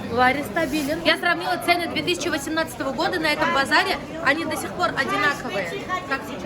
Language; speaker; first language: Russian; native; Russian